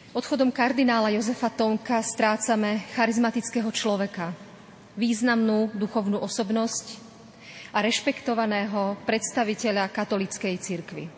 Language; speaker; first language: Slovak; native; Slovak